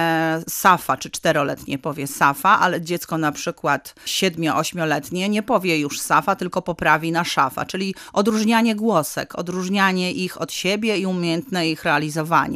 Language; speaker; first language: Polish; native; Polish